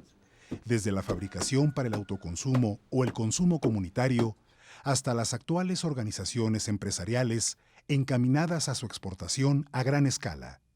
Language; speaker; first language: Spanish; native; Spanish